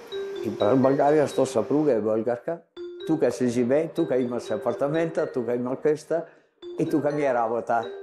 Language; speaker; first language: Bulgarian; non-native, learner; Italian